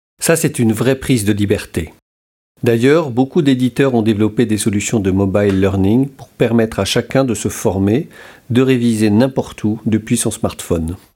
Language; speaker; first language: French; native; French